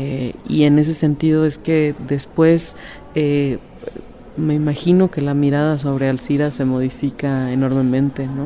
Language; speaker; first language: Spanish; native; Spanish